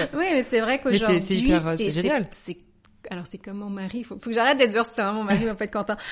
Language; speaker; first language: French; native; French